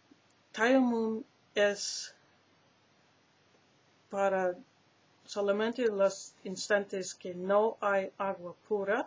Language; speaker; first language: Spanish; non-native, learner; English